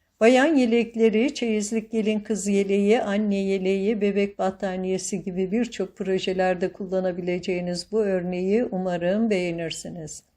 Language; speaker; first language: Turkish; native; Turkish